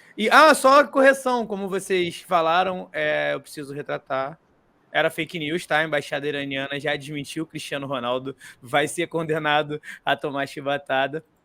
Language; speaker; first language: Portuguese; native; Portuguese